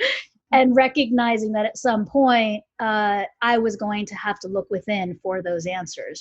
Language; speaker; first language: English; native; English